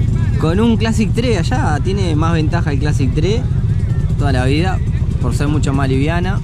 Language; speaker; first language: Spanish; native; Spanish